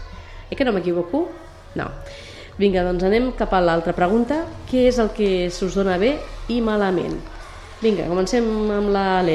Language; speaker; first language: Catalan; native; Catalan